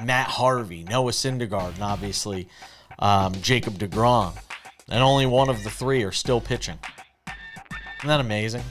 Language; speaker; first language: English; native; English